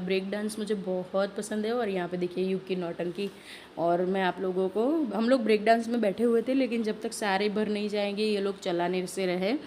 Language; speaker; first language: Hindi; non-native, local second language; Gujarati